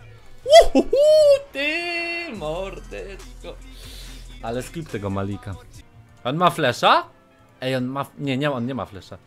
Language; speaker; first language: Polish; native; Polish